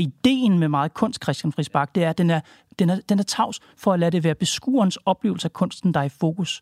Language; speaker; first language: Danish; native; Danish